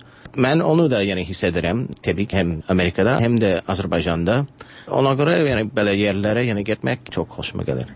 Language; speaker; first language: Turkish; non-native, fluent; English